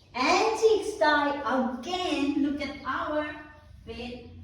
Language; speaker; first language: English; non-native, learner; Thai